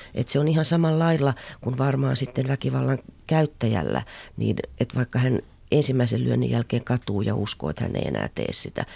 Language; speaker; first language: Finnish; native; Finnish